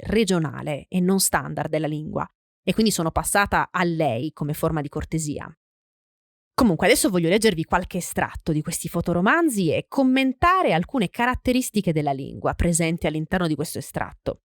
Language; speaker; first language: Italian; native; Italian